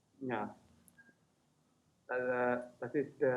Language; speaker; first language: German; non-native, learner; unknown